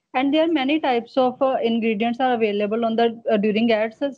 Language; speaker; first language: English; non-native, local second language; Punjabi